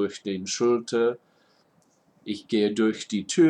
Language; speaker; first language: German; non-native, learner; English